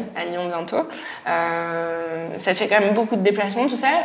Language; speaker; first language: French; native; French